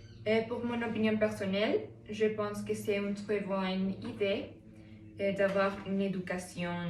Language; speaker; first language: French; non-native, learner; Spanish